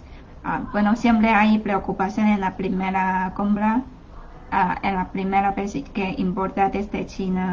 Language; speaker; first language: Spanish; non-native, learner; Chinese